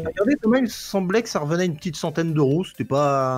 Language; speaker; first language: French; native; French